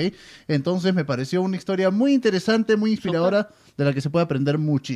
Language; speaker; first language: Spanish; native; Spanish